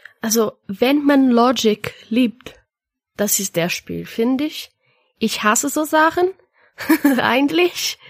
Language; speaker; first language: German; non-native, learner; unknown